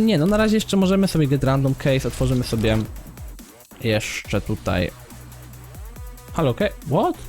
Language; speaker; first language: Polish; native; Polish